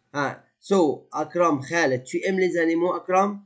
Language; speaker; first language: French; non-native, fluent; Arabic